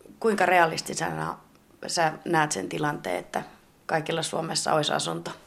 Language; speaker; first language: Finnish; native; Finnish